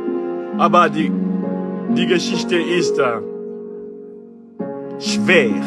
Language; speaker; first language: German; non-native, learner; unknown